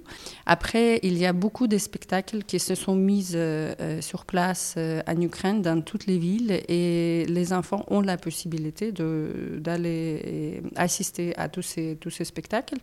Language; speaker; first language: French; non-native, fluent; Ukrainian